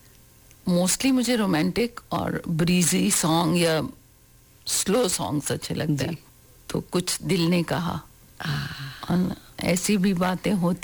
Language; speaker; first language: Hindi; native; Hindi